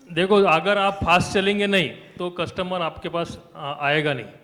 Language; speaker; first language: Hindi; non-native, local second language; Marathi